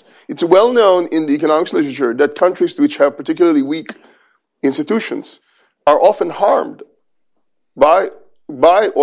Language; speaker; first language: English; non-native, local second language; Filipino